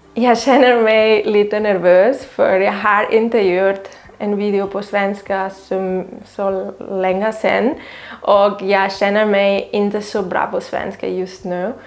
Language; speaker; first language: Swedish; non-native, learner; Catalan